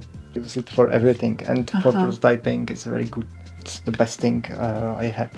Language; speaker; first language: English; non-native, learner; Czech